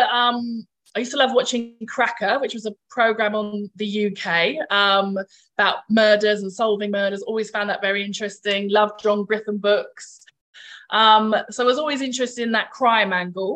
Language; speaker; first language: English; native; English